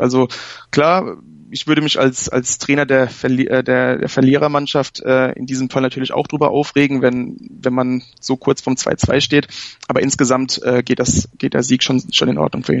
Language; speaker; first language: German; native; German